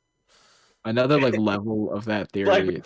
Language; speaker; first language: English; native; English